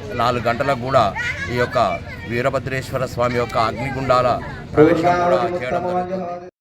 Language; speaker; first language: Telugu; native; Telugu